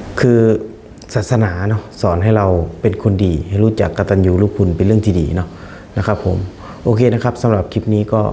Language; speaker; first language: Thai; non-native, fluent; Khmer